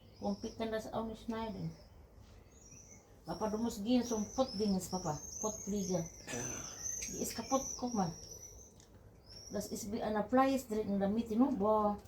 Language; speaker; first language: German; non-native, learner; Filipino